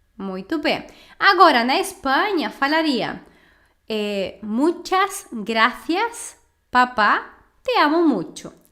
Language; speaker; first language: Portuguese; non-native, fluent; Spanish